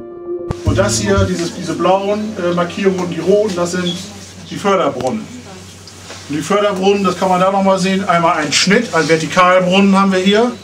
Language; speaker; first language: German; native; German